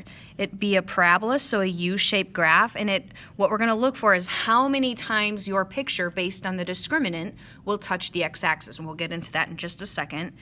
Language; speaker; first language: English; native; English